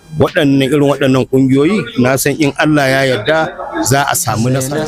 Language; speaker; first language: Hausa; native; Hausa